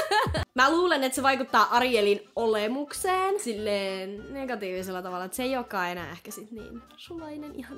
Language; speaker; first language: Finnish; native; Finnish